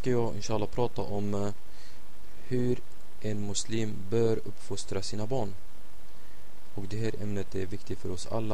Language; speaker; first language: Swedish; non-native, fluent; Arabic